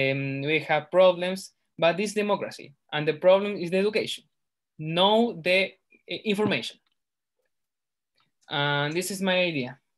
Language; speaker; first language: English; non-native, learner; Spanish